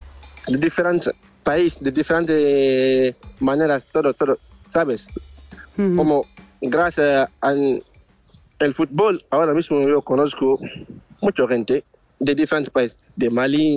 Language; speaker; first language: Spanish; non-native, learner; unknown